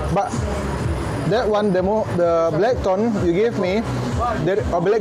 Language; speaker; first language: English; non-native, learner; Indonesian